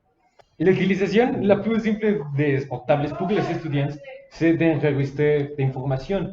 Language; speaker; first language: French; non-native, learner; Spanish